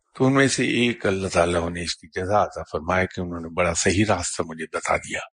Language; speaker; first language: Urdu; native; Urdu